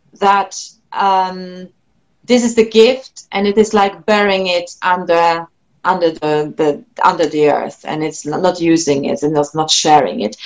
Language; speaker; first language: English; non-native, fluent; Polish